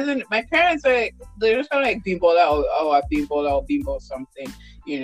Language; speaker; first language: English; non-native, local second language; Yoruba